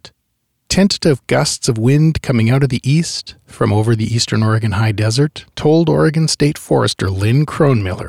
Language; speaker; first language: English; native; English